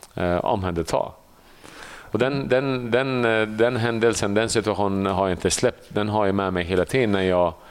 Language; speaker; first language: Swedish; early bilingual, other home language; Assyrian Neo-Aramaic